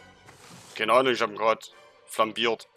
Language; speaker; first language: German; native; German